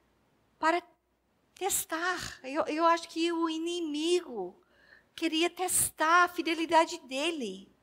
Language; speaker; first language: Portuguese; non-native, fluent; English